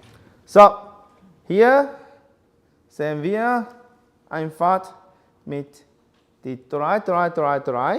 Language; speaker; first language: German; non-native, learner; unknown